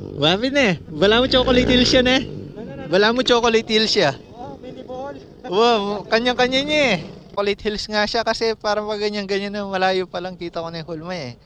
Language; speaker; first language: Filipino; non-native, local second language; Pampanga